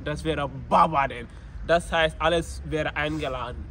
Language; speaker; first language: German; non-native, learner; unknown